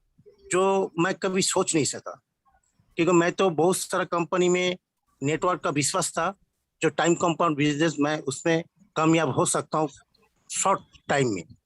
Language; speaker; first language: Hindi; non-native, local second language; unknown